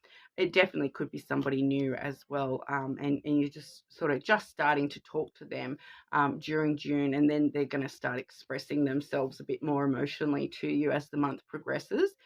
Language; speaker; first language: English; native; English